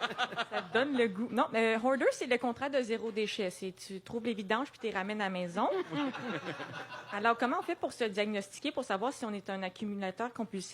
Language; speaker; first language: French; native; French